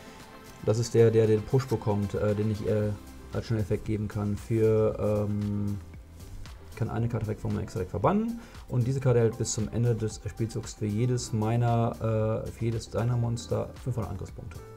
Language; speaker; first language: German; native; German